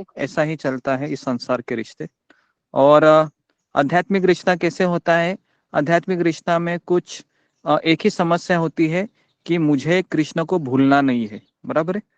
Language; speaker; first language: Hindi; non-native, local second language; Marathi